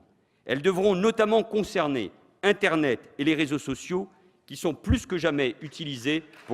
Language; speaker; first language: French; native; French